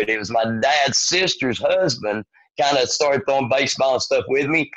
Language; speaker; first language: English; native; English